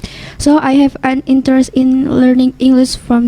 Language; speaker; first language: English; non-native, learner; Indonesian